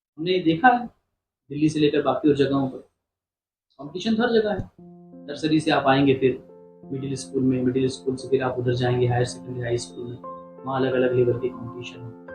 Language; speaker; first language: Hindi; native; Hindi